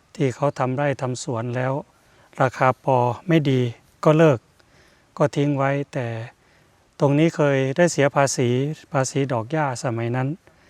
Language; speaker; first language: Thai; native; Thai